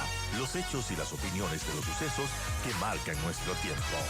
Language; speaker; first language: Spanish; native; Spanish